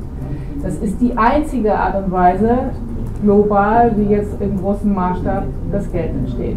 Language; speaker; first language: German; native; German